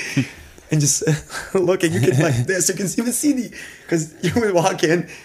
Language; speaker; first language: English; non-native, fluent; Serbian